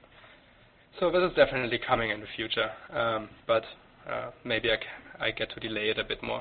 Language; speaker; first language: English; non-native, fluent; German